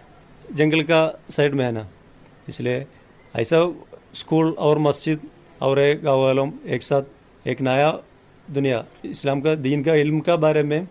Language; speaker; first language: Hindi; non-native, local second language; Malayalam